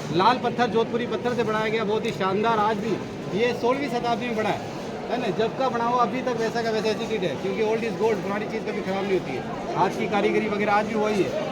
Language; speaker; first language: Hindi; native; Hindi